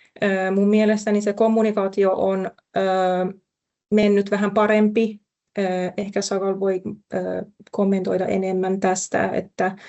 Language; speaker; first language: Finnish; non-native, fluent; Persian